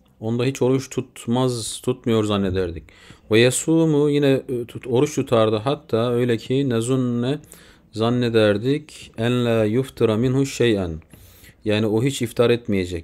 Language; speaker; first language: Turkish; native; Turkish